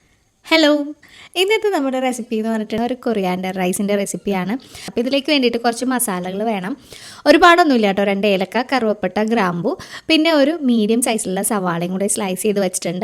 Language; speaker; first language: Malayalam; native; Malayalam